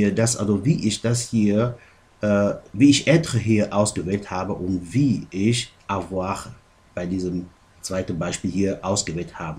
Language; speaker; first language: German; non-native, fluent; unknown